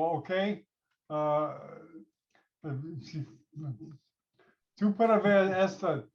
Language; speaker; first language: Spanish; non-native, learner; English